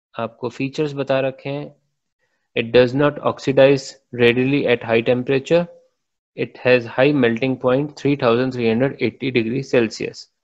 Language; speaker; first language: Hindi; native; Hindi